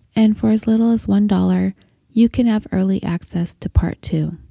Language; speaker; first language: English; native; English